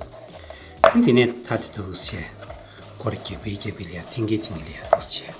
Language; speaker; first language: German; non-native, learner; Tibetan